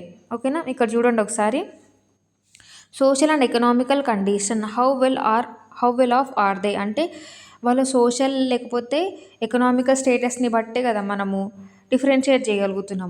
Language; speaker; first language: Telugu; native; Telugu